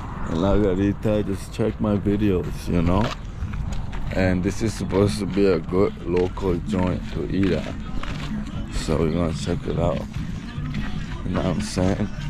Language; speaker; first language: English; native; English